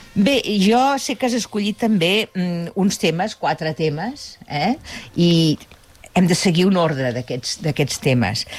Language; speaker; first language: Catalan; native; Catalan